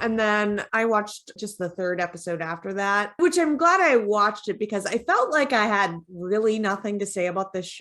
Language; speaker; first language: English; native; English